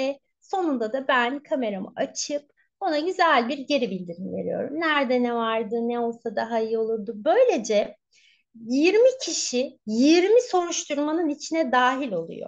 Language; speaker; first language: Turkish; native; Turkish